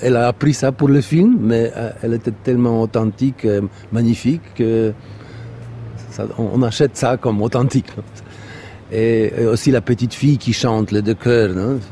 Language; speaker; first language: French; non-native, fluent; Polish